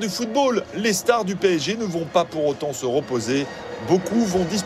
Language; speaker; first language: French; non-native, fluent; Spanish